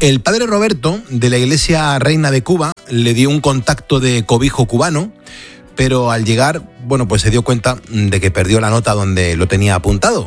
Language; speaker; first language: Spanish; native; Spanish